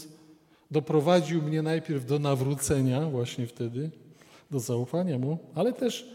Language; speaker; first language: Polish; native; Polish